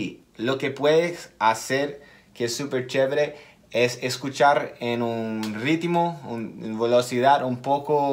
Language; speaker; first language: Spanish; non-native, fluent; English